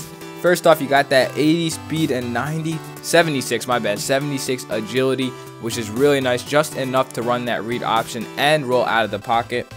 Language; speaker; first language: English; native; English